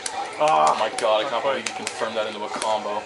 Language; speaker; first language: English; native; English